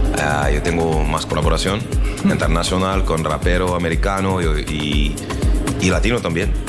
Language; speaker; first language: Spanish; non-native, learner; French